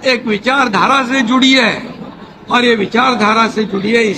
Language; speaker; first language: Hindi; non-native, local second language; Marathi